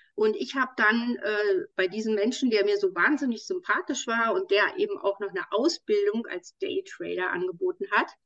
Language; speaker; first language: German; native; German